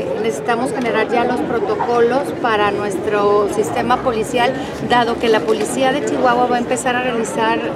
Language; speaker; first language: Spanish; native; Spanish